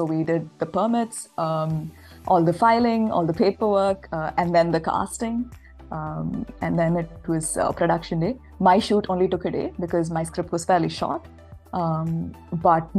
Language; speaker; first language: English; non-native, local second language; Tamil